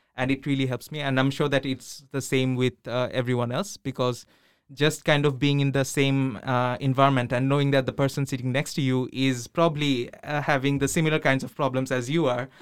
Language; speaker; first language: English; non-native, local second language; Bangla